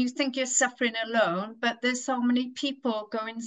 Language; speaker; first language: English; native; English